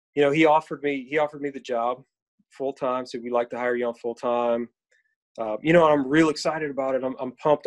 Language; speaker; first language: English; native; English